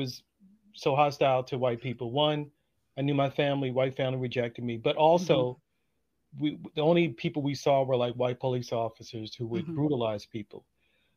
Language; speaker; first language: English; native; English